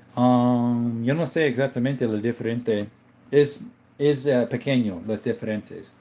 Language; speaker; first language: Spanish; non-native, learner; English